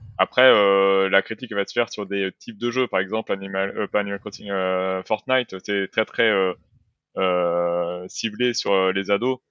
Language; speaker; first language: French; native; French